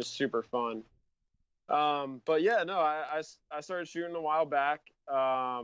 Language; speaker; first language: English; native; English